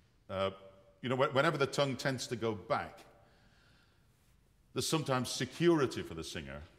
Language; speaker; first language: English; native; English